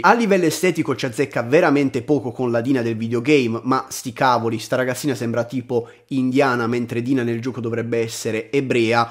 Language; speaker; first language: Italian; native; Italian